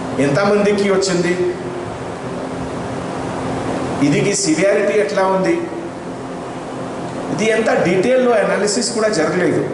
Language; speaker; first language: Telugu; non-native, fluent; Hindi